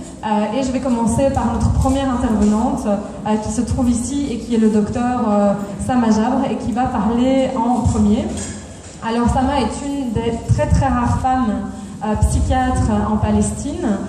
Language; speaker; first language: French; native; French